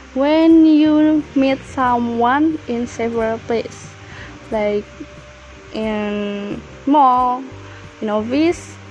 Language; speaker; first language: English; non-native, learner; Indonesian